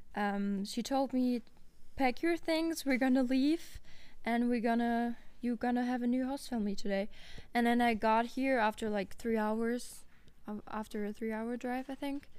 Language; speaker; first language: English; non-native, fluent; German